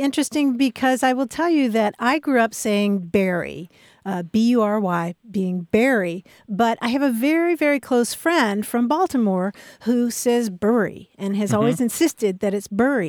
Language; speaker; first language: English; native; English